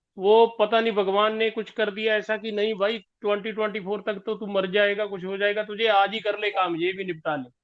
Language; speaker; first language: Hindi; non-native, local second language; Punjabi